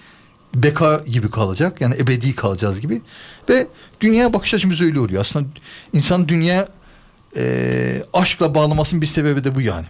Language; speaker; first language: Turkish; native; Turkish